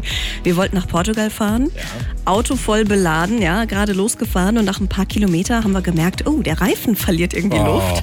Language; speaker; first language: German; native; German